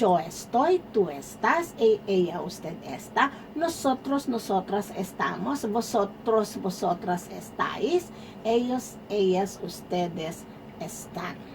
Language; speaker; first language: Spanish; non-native, fluent; Filipino